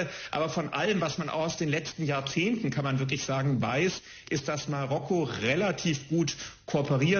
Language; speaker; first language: German; native; German